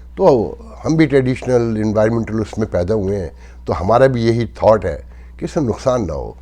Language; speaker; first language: Urdu; native; Urdu